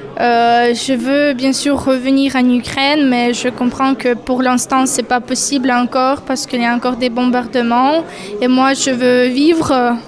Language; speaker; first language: French; non-native, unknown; Ukrainian